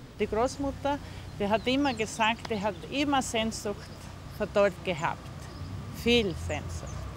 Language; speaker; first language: German; early bilingual, heritage; German